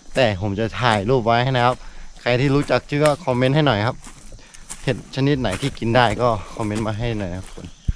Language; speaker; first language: Thai; non-native, local second language; Karen languages